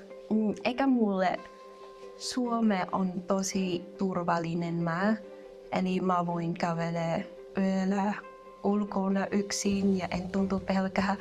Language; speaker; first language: Finnish; non-native, learner; Vietnamese